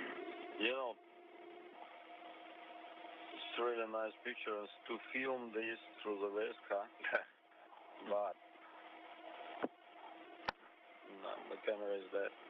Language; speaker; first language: English; non-native, fluent; Russian